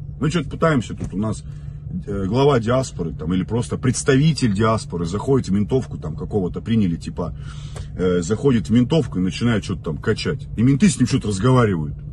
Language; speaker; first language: Russian; native; Russian